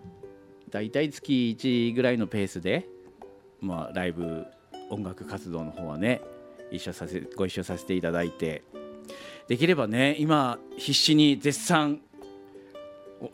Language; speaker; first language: Japanese; native; Japanese